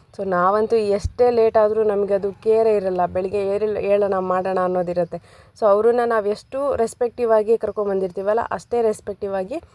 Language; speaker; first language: Kannada; non-native, local second language; Lambadi